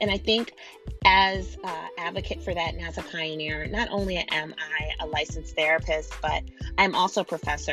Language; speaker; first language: English; native; English